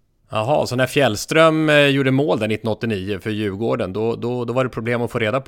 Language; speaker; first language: Swedish; native; Swedish